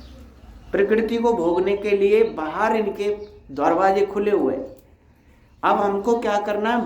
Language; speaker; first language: Hindi; native; Hindi